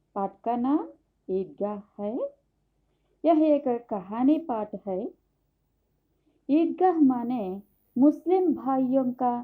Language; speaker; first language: Hindi; non-native, local second language; Telugu